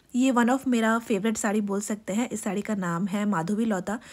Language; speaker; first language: Hindi; non-native, local second language; Bangla